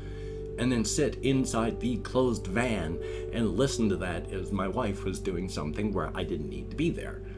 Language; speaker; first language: English; native; English